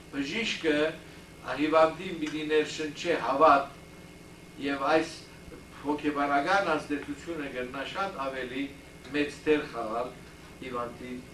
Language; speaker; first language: Armenian; early bilingual, heritage; Armenian